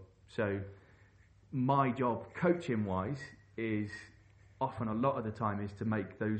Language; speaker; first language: English; native; English